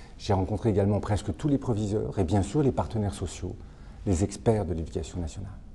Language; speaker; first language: French; native; French